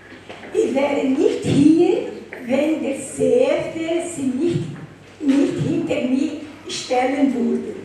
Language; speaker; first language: German; non-native, fluent; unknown